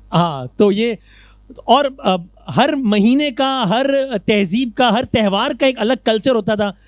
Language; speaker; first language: Urdu; native; Urdu